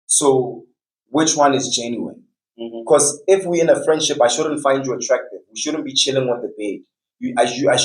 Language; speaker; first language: English; non-native, local second language; Tswana